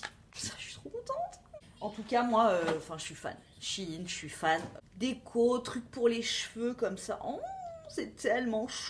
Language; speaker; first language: French; native; French